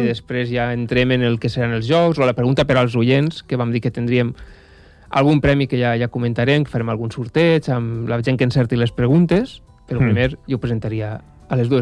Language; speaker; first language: Catalan; native; Catalan